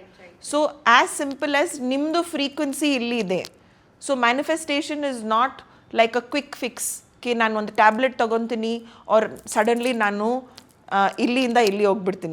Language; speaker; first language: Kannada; non-native, local second language; Hindi